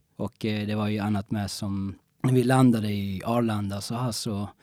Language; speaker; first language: Swedish; early bilingual, other home language; Spanish